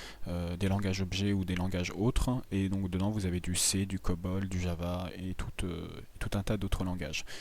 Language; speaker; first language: French; native; French